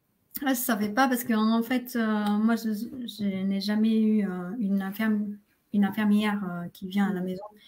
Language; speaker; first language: French; non-native, fluent; Vietnamese